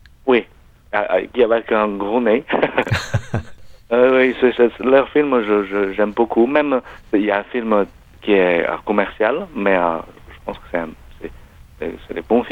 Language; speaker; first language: French; non-native, learner; Chinese